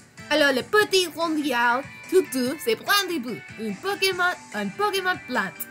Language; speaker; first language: French; non-native, fluent; English